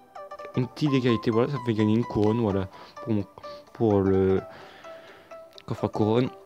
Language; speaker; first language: French; native; French